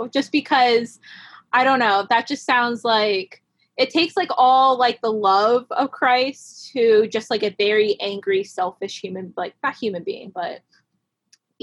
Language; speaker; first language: English; native; English